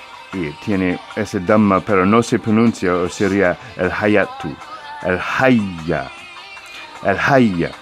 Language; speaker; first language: Spanish; non-native, fluent; English